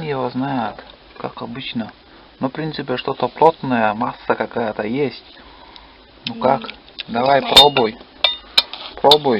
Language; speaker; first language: Russian; native; Russian